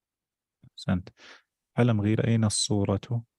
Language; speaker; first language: Arabic; non-native, fluent; English